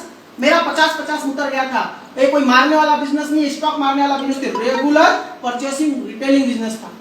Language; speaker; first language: Hindi; non-native, local second language; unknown